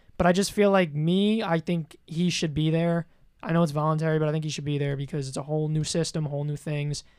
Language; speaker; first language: English; native; English